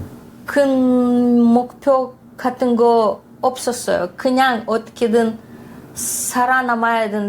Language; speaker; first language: Korean; non-native, fluent; Russian